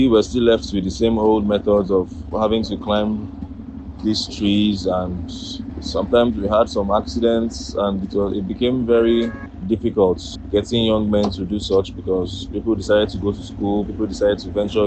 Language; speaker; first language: English; non-native, local second language; Igbo